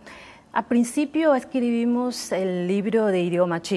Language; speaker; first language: Spanish; non-native, fluent; Chinese